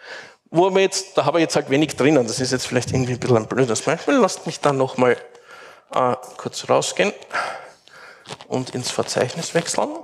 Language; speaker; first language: German; native; German